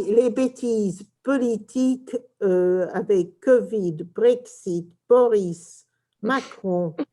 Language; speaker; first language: French; early bilingual, heritage; English